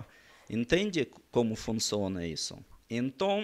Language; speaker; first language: Portuguese; non-native, learner; Russian